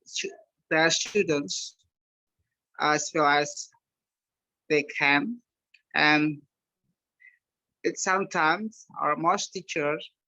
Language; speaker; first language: English; non-native, learner; Indonesian